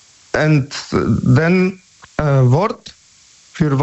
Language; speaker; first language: German; non-native, learner; Polish